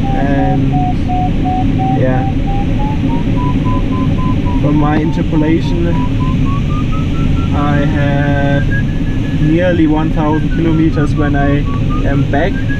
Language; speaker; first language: English; non-native, fluent; German